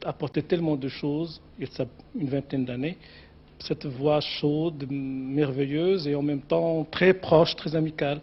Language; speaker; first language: French; non-native, local second language; Arabic